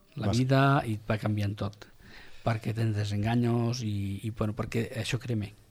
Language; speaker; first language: Catalan; non-native, local second language; Spanish